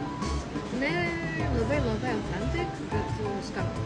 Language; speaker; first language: Lithuanian; non-native, learner; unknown